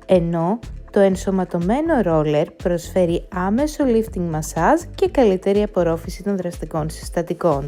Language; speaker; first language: Greek; native; Greek